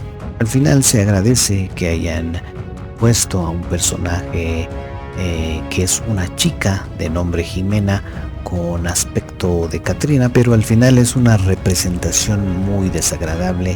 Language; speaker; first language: Spanish; native; Spanish